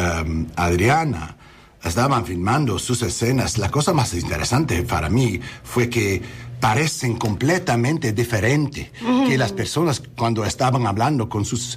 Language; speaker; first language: Spanish; non-native, learner; English